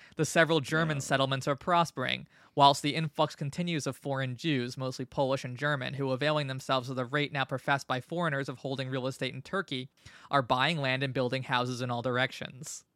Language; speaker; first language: English; native; English